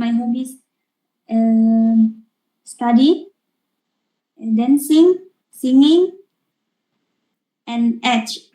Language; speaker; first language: English; non-native, learner; Indonesian